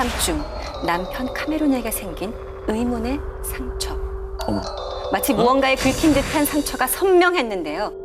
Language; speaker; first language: Korean; native; Korean